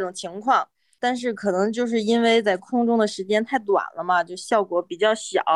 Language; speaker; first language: Chinese; native; Chinese